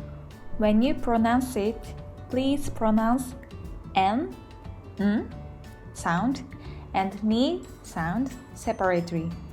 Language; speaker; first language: English; non-native, fluent; Japanese